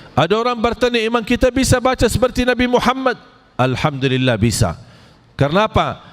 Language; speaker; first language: Malay; non-native, fluent; Arabic